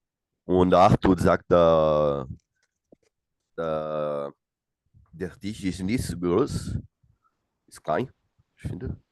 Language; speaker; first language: German; non-native, learner; Portuguese